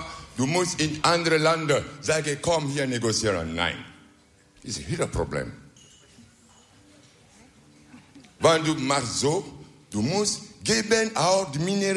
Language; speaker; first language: Dutch; non-native, learner; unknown